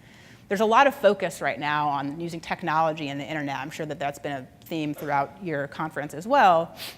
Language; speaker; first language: English; native; English